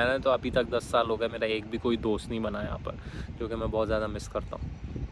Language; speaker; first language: Urdu; native; Urdu